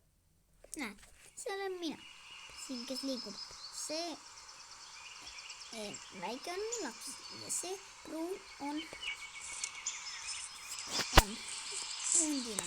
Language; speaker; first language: Finnish; non-native, learner; Estonian